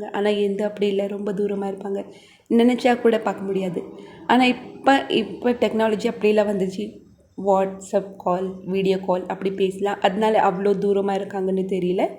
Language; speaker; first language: Tamil; non-native, local second language; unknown